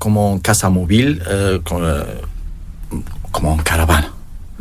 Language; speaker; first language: Spanish; non-native, learner; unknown